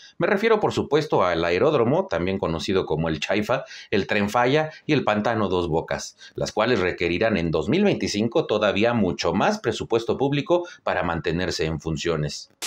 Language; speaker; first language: Spanish; native; Spanish